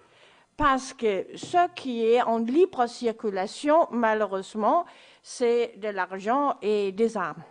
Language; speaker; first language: French; non-native, fluent; Danish